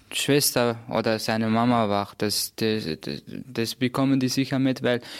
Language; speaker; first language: German; non-native, fluent; Persian